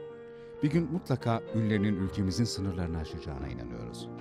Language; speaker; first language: Turkish; native; Turkish